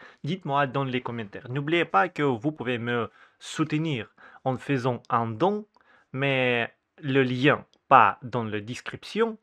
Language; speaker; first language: French; non-native, fluent; Russian